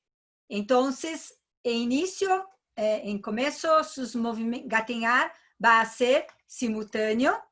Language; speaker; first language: Spanish; non-native, learner; Portuguese